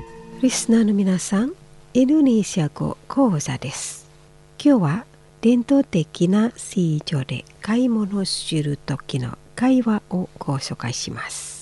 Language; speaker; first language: Japanese; non-native, fluent; Indonesian